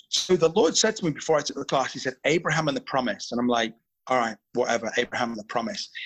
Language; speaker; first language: English; native; English